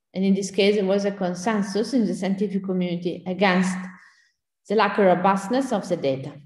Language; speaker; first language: English; non-native, fluent; Italian